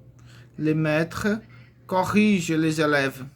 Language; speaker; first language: French; non-native, learner; Portuguese